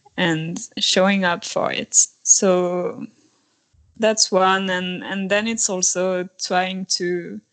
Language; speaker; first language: English; non-native, fluent; French